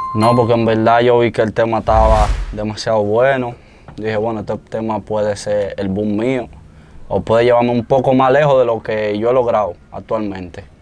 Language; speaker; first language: Spanish; native; Spanish